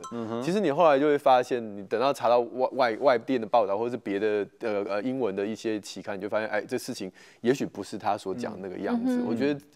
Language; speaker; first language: Chinese; native; Chinese